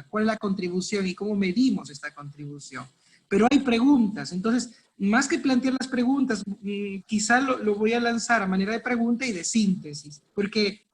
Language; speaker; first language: Spanish; native; Spanish